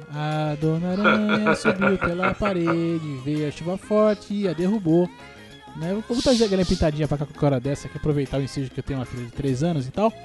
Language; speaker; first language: Portuguese; native; Portuguese